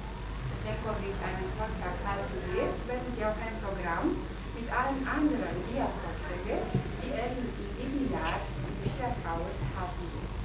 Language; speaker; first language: German; non-native, fluent; Romanian